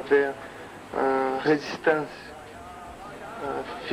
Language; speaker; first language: French; non-native, learner; Portuguese